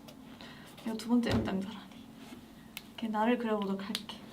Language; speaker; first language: Korean; native; Korean